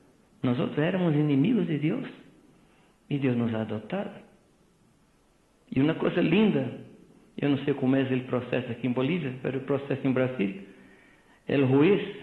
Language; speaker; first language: Spanish; non-native, fluent; Portuguese